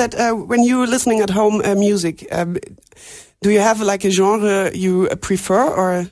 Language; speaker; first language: English; non-native, fluent; German